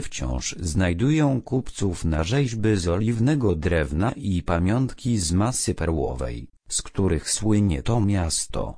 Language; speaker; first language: Polish; native; Polish